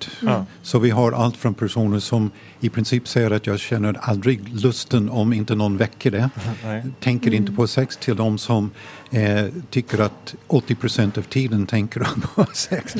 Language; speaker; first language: Swedish; non-native, fluent; English